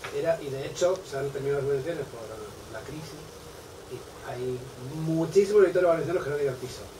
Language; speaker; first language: Spanish; native; Spanish